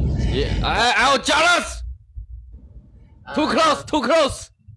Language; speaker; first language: English; non-native, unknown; Chinese